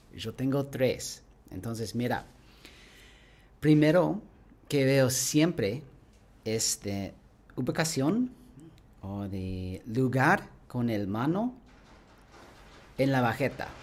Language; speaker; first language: Spanish; non-native, learner; English